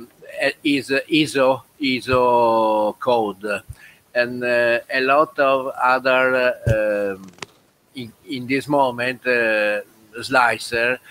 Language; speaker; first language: English; non-native, learner; Italian